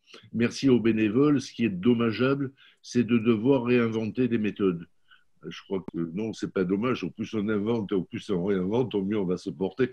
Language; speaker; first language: French; native; French